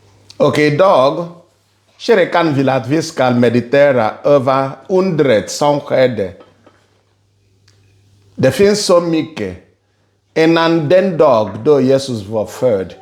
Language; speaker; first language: Swedish; non-native, fluent; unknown